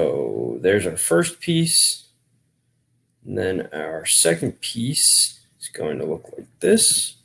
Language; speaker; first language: English; native; English